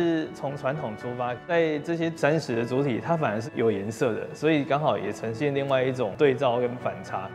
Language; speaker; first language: Chinese; native; Chinese